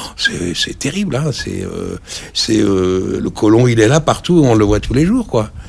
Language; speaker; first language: French; early bilingual, other home language; Arabic